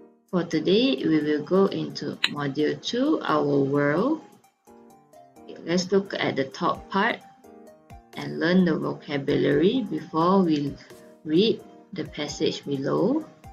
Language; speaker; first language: English; non-native, local second language; Malay